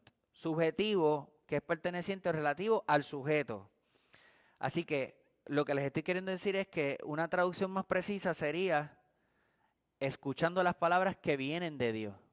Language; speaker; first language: Spanish; native; Spanish